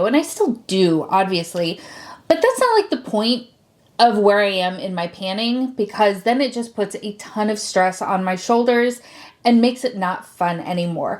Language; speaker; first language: English; native; English